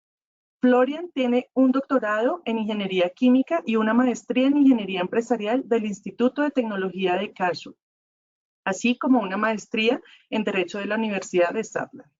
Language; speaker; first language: Spanish; native; Spanish